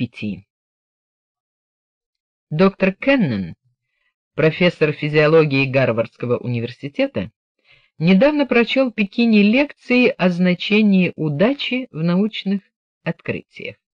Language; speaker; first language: Russian; native; Russian